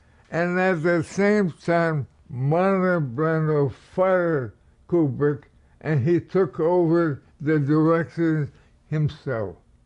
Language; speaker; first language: English; native; English